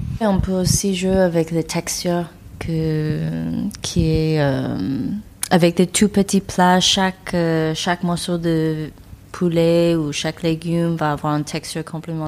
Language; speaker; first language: French; non-native, learner; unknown